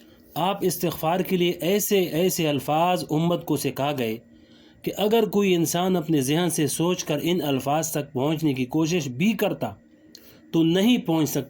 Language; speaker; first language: Urdu; native; Urdu